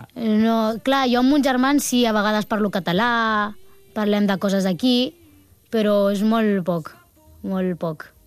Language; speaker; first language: Catalan; early bilingual, other home language; Japanese